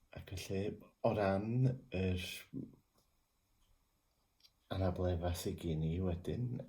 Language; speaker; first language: Welsh; non-native, local second language; English